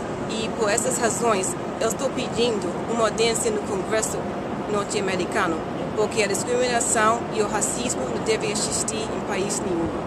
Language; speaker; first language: Portuguese; non-native, fluent; English